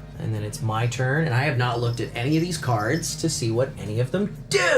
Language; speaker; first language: English; native; English